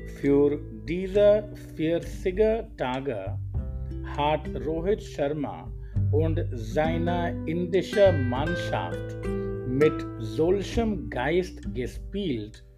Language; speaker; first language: German; non-native, learner; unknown